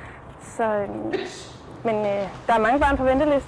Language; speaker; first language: Danish; native; Danish